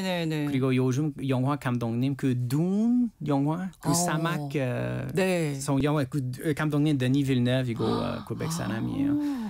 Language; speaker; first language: Korean; non-native, learner; French